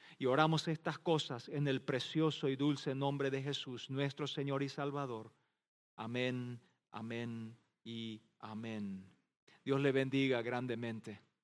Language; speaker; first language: Spanish; non-native, local second language; Plautdietsch